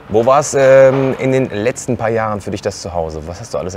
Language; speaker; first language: German; native; German